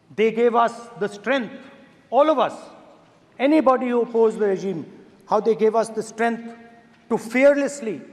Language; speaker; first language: English; non-native, local second language; Hindi